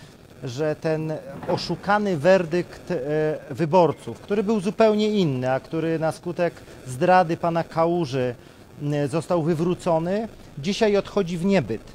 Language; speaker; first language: Polish; native; Polish